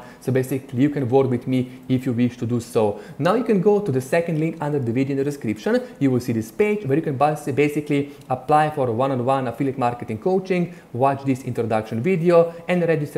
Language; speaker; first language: English; non-native, fluent; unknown